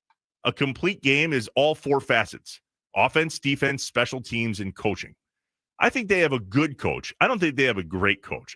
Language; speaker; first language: English; native; English